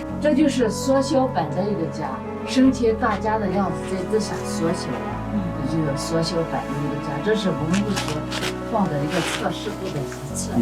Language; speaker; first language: Chinese; native; Chinese